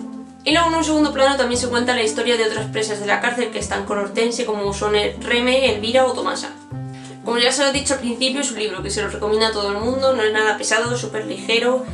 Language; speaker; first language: Spanish; native; Spanish